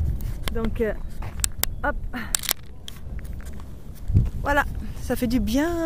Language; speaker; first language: French; native; French